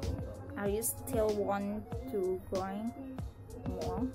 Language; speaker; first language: English; non-native, learner; Indonesian